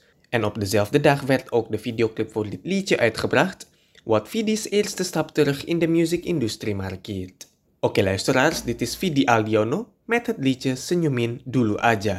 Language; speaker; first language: Dutch; non-native, fluent; Indonesian